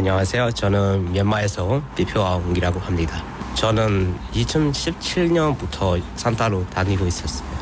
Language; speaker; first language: Korean; non-native, fluent; Burmese